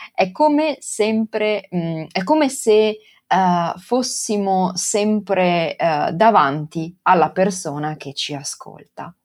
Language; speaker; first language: Italian; non-native, local second language; Venetian